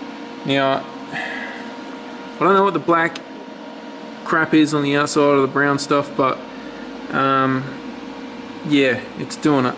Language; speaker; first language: English; native; English